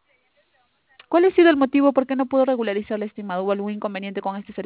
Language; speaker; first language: Spanish; native; Spanish